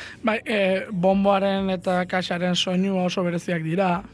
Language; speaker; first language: Basque; native; Basque